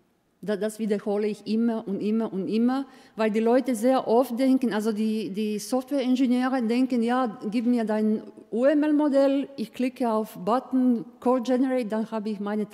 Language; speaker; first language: German; non-native, fluent; Croatian